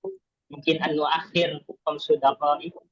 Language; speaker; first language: Arabic; non-native, learner; Indonesian